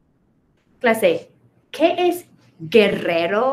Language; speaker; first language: Spanish; non-native, fluent; English